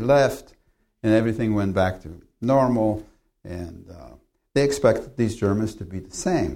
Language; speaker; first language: English; early bilingual, other home language; Polish